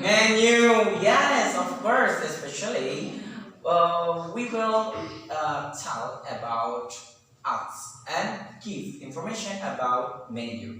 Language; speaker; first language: English; non-native, learner; Indonesian